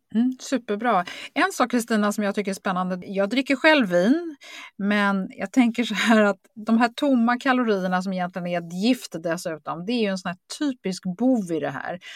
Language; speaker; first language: Swedish; native; Swedish